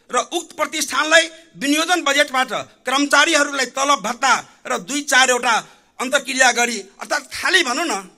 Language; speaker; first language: Nepali; non-native, local second language; Maithili